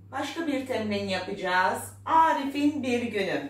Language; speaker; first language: Turkish; non-native, fluent; Arabic